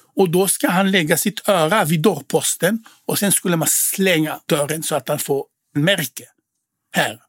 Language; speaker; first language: Swedish; non-native, fluent; Hebrew